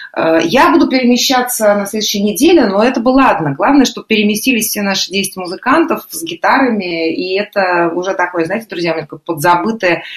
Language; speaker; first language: Russian; native; Russian